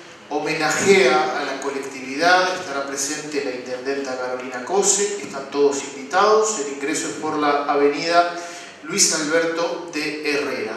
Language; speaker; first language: Spanish; native; Spanish